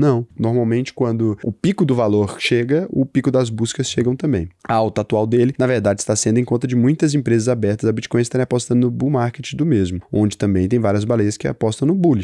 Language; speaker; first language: Portuguese; native; Portuguese